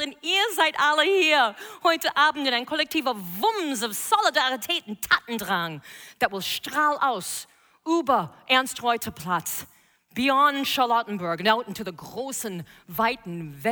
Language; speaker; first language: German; non-native, fluent; English